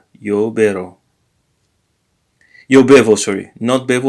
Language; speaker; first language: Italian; non-native, learner; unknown